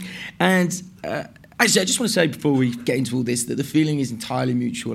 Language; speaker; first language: English; native; English